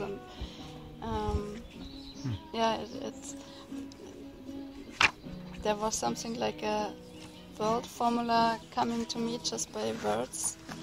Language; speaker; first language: English; non-native, fluent; German